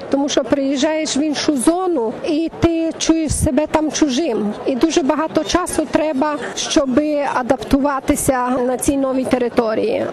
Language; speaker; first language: Ukrainian; native; Ukrainian